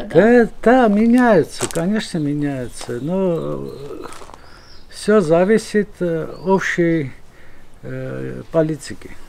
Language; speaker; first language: Russian; non-native, local second language; Armenian